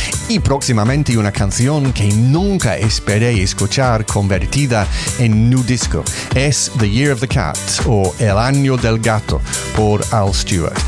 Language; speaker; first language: Spanish; non-native, learner; English